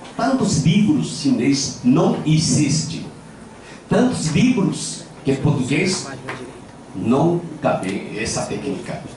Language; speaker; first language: Portuguese; non-native, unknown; Chinese